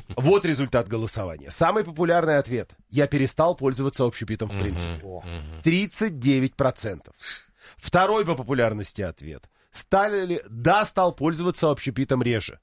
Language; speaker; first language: Russian; native; Russian